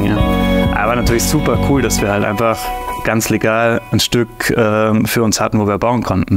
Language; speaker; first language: German; native; German